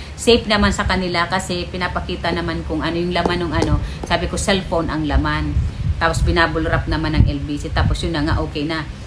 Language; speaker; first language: Filipino; non-native, local second language; Bikol